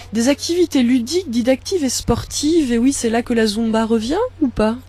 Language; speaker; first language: French; native; French